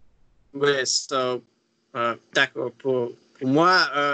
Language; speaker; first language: French; non-native, learner; English